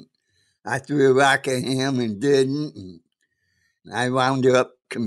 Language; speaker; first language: English; native; English